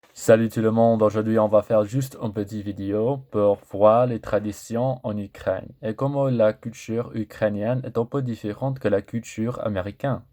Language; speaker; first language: French; non-native, fluent; English